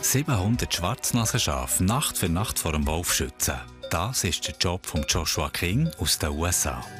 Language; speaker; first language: German; native; German